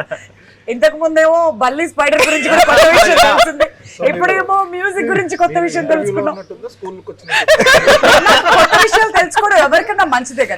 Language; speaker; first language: Telugu; native; Telugu